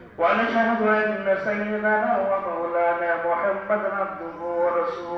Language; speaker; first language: Arabic; non-native, fluent; Bangla